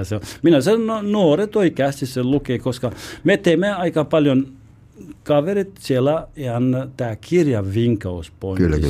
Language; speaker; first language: Finnish; non-native, learner; Albanian